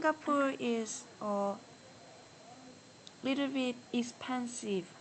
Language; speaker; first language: English; non-native, learner; Korean